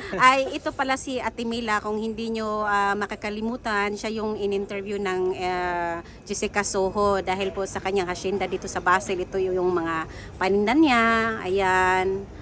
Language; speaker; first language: Filipino; non-native, local second language; Cebuano